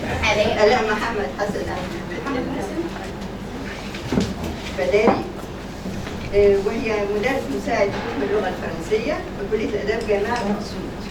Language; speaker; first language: Arabic; native; Arabic